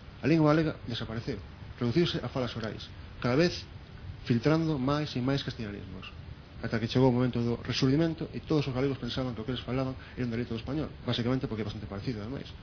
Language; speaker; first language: Galician; non-native, local second language; Spanish